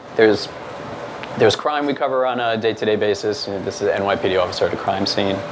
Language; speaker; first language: English; native; English